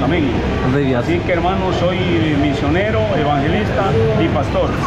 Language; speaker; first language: Spanish; native; Spanish